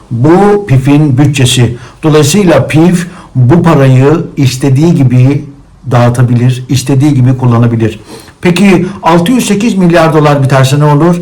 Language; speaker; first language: Turkish; native; Turkish